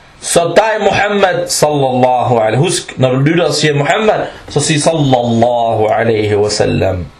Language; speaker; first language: Danish; early bilingual, other home language; Arabic